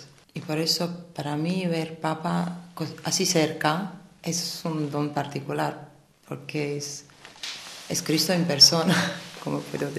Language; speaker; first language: Spanish; non-native, fluent; Armenian